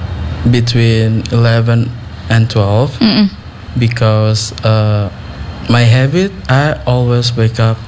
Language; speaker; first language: English; non-native, learner; Indonesian